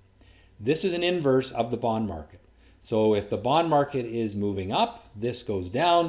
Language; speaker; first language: English; native; English